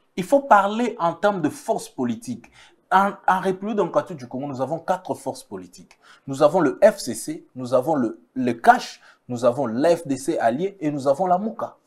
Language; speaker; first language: French; non-native, local second language; Swahili